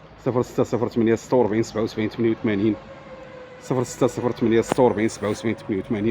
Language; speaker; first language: Arabic; native; Arabic